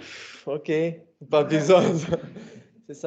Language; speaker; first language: French; non-native, learner; Russian